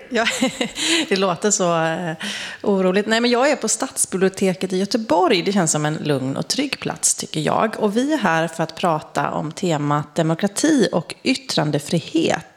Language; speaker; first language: Swedish; native; Swedish